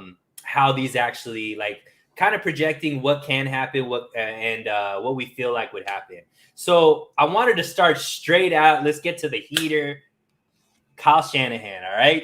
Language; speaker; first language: English; native; English